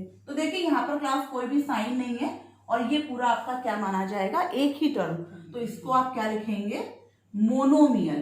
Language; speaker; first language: Hindi; native; Hindi